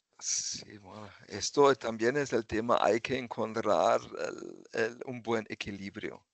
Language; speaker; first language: Spanish; non-native, fluent; German